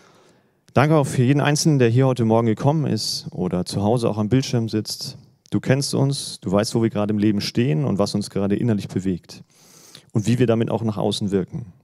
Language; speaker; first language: German; native; German